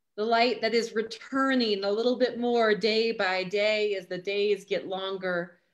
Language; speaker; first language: English; native; English